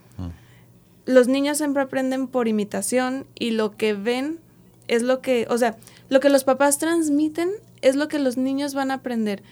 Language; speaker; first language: Spanish; native; Spanish